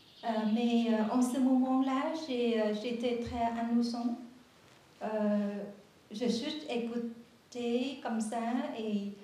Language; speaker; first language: French; non-native, learner; Vietnamese